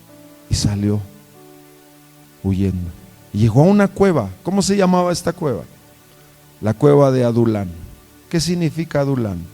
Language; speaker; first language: Spanish; native; Spanish